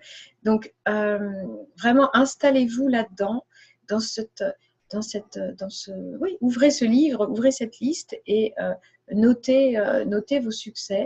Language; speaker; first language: French; native; French